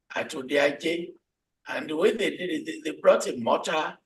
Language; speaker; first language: English; non-native, local second language; Yoruba